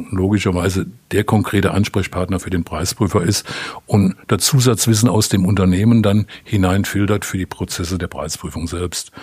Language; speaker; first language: German; native; German